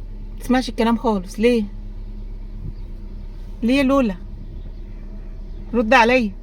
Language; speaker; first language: Arabic; native; Arabic